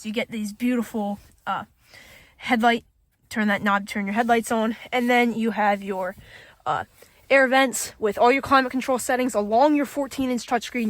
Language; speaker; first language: English; native; English